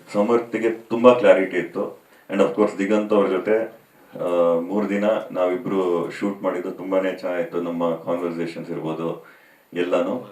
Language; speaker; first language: Kannada; native; Kannada